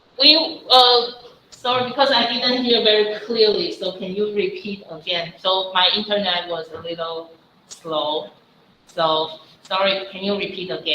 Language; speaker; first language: English; non-native, fluent; Chinese